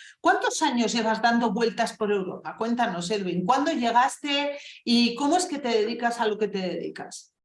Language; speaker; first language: Spanish; early bilingual, other home language; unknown